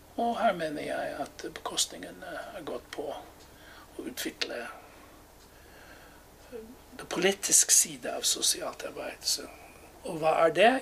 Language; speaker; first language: Norwegian; non-native, fluent; English